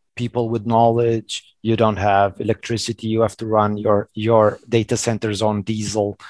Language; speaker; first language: English; non-native, fluent; Portuguese